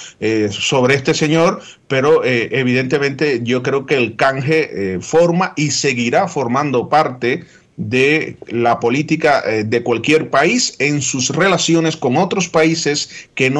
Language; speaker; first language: Spanish; native; Spanish